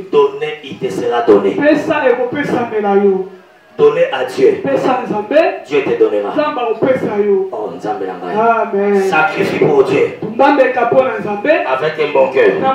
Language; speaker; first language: French; non-native, local second language; Lingala